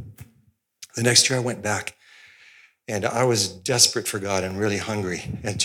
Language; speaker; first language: English; native; English